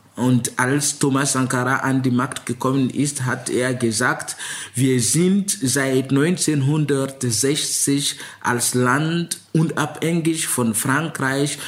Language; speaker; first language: German; non-native, fluent; Mossi